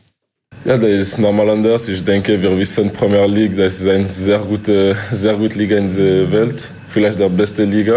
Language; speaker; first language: German; non-native, learner; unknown